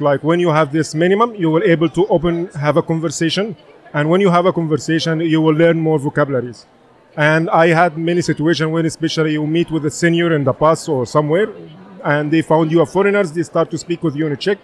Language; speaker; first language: English; non-native, fluent; Arabic